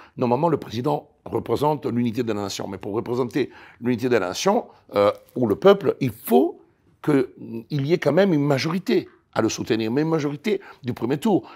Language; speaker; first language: French; non-native, fluent; Italian